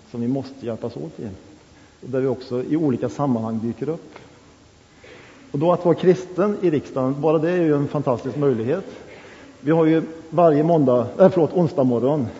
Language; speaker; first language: Swedish; native; Swedish